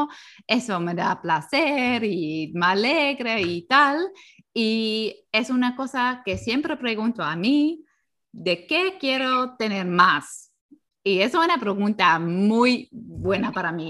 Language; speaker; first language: Spanish; non-native, fluent; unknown